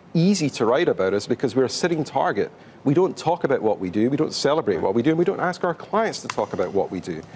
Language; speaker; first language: English; native; English